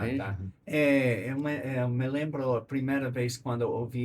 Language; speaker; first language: Portuguese; non-native, learner; English